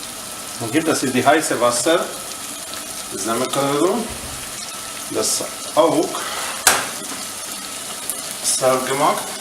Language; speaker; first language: German; non-native, learner; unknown